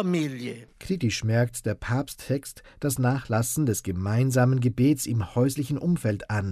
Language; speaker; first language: German; native; German